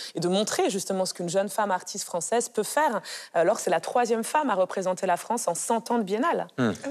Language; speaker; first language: French; native; French